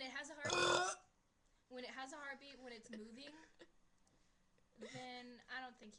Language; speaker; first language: English; native; English